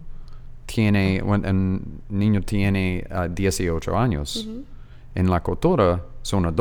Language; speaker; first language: Spanish; non-native, fluent; English